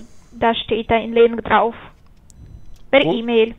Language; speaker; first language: German; non-native, fluent; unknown